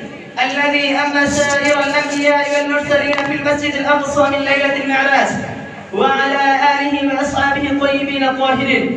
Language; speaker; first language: Arabic; non-native, learner; Bangla